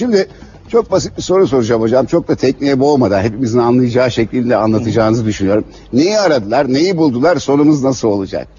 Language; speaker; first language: Turkish; native; Turkish